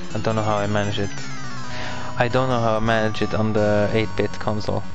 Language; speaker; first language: English; non-native, fluent; Swedish